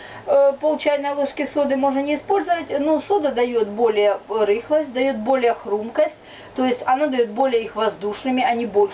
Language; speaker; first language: Russian; native; Russian